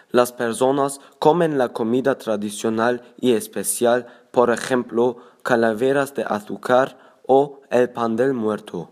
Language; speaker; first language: Spanish; non-native, learner; German